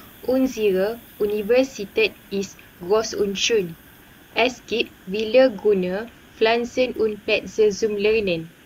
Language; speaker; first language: German; non-native, learner; Malay